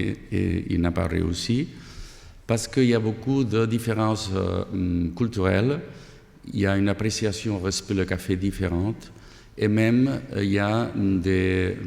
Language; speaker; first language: French; non-native, fluent; Catalan